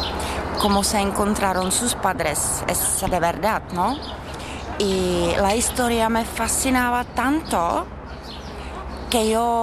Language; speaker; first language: Spanish; non-native, fluent; Czech